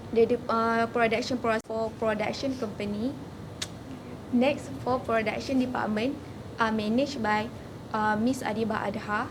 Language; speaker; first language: English; non-native, learner; Malay